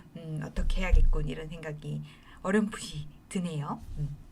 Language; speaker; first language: Korean; native; Korean